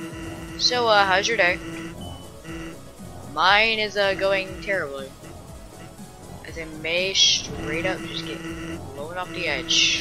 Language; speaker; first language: English; native; English